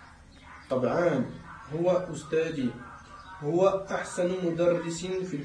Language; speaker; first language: Arabic; non-native, learner; French